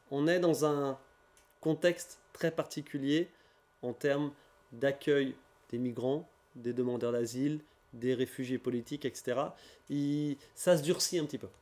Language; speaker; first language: French; native; French